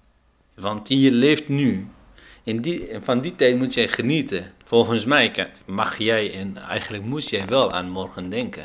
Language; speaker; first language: Dutch; non-native, fluent; Arabic